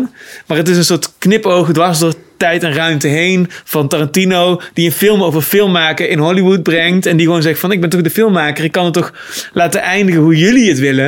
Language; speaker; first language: Dutch; native; Dutch